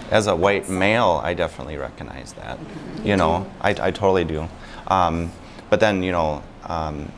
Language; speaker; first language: English; native; English